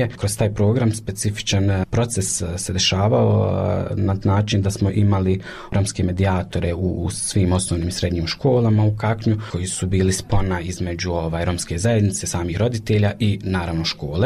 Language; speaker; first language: Serbian; native; Serbian